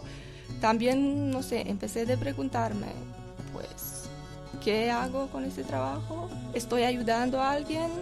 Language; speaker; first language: Spanish; non-native, fluent; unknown